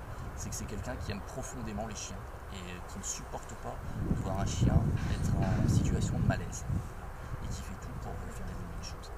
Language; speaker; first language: French; native; French